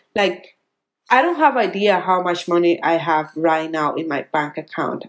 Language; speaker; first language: English; non-native, fluent; Spanish